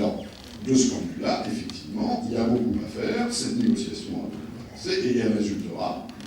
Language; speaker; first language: French; native; French